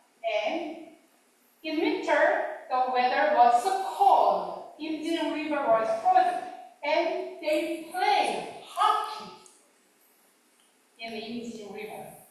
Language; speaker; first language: English; non-native, learner; Korean